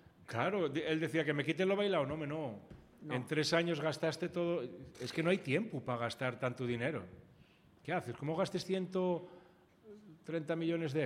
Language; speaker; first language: Spanish; native; Spanish